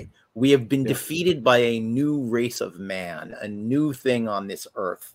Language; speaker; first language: English; native; English